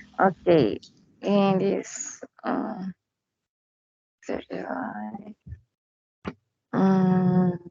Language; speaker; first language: English; non-native, learner; Spanish